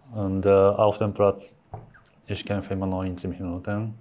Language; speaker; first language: German; non-native, learner; Japanese